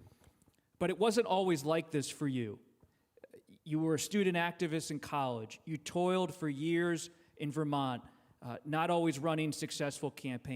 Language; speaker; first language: English; native; English